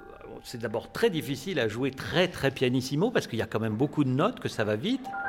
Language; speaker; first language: French; native; French